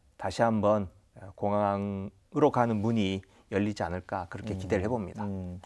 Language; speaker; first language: Korean; native; Korean